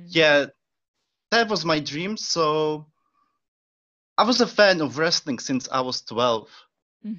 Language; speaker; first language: English; non-native, fluent; Czech